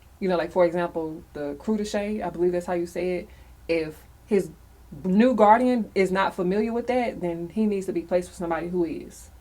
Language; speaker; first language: English; native; English